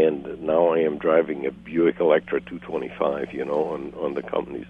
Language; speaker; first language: English; non-native, fluent; Hungarian